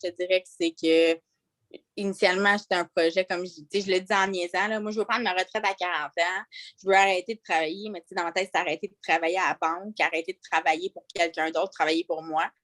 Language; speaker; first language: French; native; French